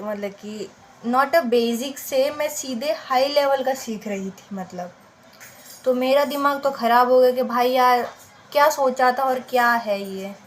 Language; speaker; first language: Hindi; native; Hindi